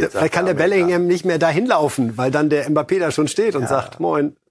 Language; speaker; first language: German; native; German